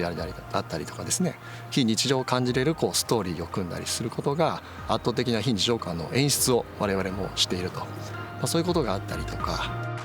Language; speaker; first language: Japanese; native; Japanese